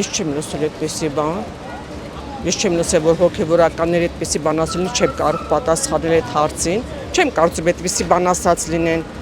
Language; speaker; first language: Armenian; native; Armenian